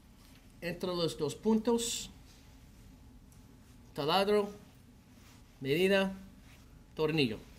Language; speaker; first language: Spanish; non-native, learner; English